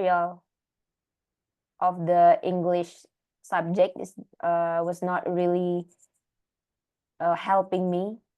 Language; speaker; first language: English; non-native, learner; Indonesian